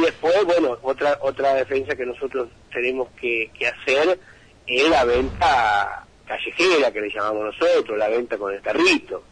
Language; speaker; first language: Spanish; native; Spanish